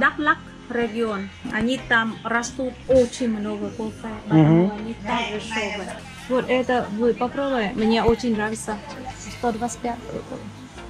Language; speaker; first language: Russian; non-native, learner; Vietnamese